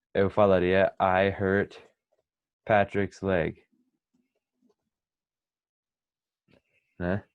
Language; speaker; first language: Portuguese; non-native, fluent; English